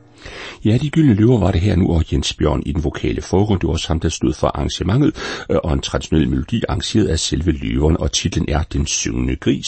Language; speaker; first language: Danish; native; Danish